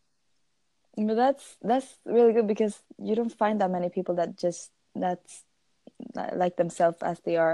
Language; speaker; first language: English; non-native, fluent; Swedish